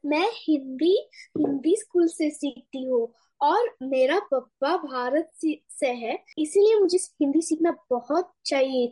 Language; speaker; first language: Hindi; early bilingual, heritage; Russian